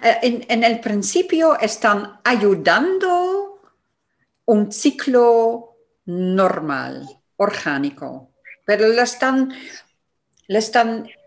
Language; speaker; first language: Spanish; non-native, fluent; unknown